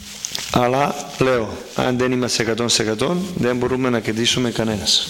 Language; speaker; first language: Greek; non-native, fluent; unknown